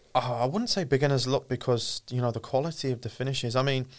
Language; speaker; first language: English; native; English